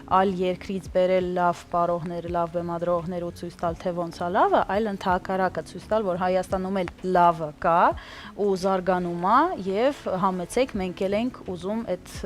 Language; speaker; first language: Armenian; early bilingual, heritage; Armenian